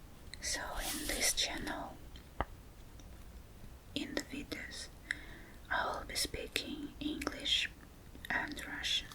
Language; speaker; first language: English; non-native, fluent; Russian